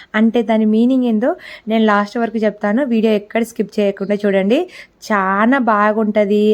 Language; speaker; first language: Telugu; non-native, local second language; Lambadi